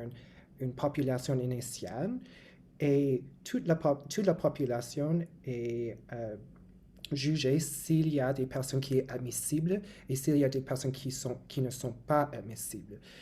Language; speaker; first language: French; non-native, local second language; English